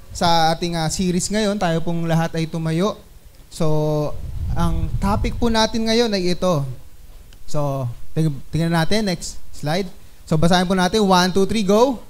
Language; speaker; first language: Filipino; native; Filipino